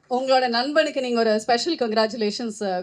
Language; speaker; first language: Tamil; native; Tamil